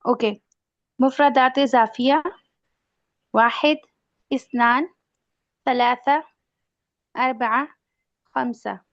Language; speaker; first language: Arabic; non-native, learner; Urdu